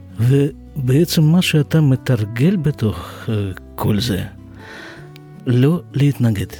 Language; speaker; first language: Hebrew; non-native, fluent; Russian